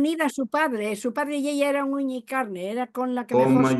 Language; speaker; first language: Spanish; native; Spanish